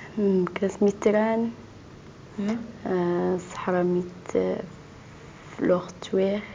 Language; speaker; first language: Dutch; non-native, learner; Arabic